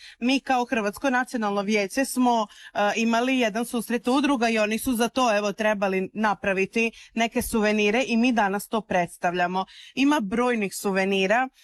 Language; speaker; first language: Croatian; native; Croatian